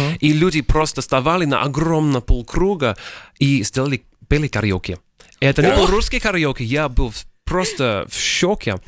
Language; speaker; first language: Russian; non-native, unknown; English